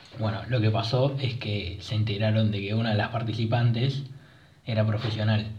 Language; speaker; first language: Spanish; native; Spanish